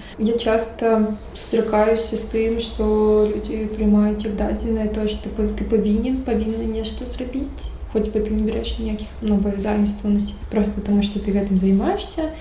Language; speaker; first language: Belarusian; non-native, local second language; Russian